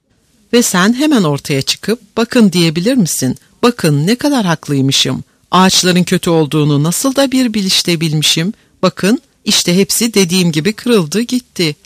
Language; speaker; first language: Turkish; native; Turkish